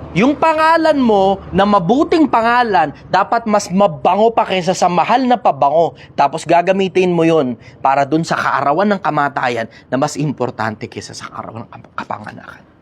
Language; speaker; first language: Filipino; native; Filipino